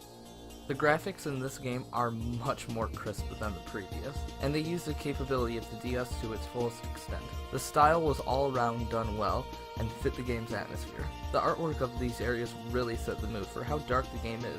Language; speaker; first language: English; native; English